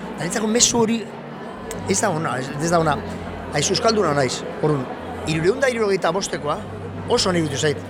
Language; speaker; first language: Basque; non-native, local second language; Spanish